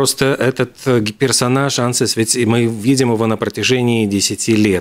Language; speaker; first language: Russian; native; Russian